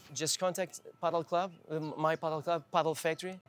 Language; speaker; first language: English; non-native, fluent; Portuguese